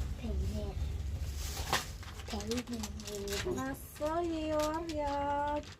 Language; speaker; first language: Turkish; non-native, learner; Indonesian